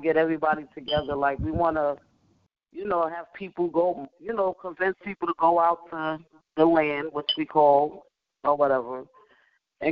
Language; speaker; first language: English; native; English